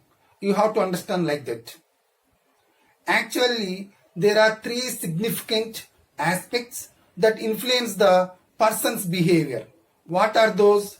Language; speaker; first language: English; non-native, local second language; Telugu